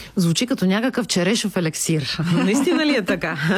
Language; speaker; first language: Bulgarian; native; Bulgarian